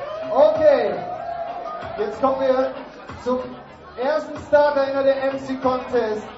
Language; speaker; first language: German; native; German